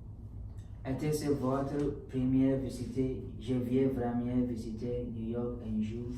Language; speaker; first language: French; non-native, learner; English